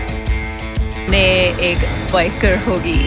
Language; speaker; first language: Hindi; non-native, learner; English